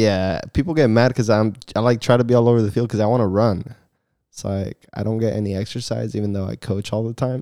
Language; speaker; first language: English; early bilingual, other home language; Spanish